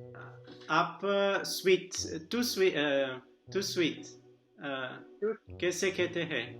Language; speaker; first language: Hindi; non-native, learner; Portuguese